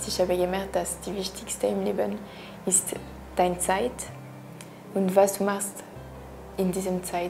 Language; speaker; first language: German; non-native, local second language; French